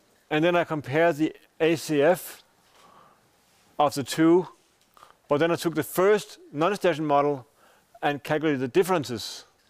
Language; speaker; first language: English; non-native, fluent; Danish